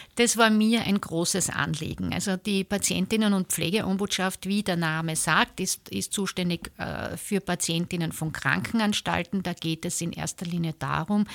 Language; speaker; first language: German; native; German